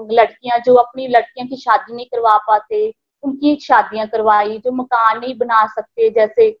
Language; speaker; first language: Hindi; native; Hindi